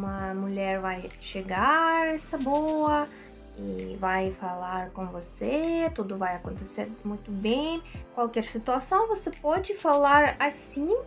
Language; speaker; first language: Portuguese; non-native, learner; Russian